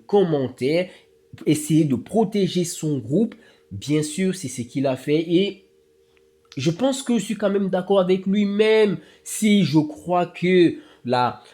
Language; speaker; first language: French; native; French